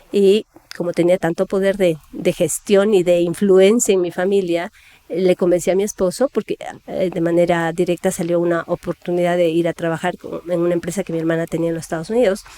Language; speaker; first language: Spanish; native; Spanish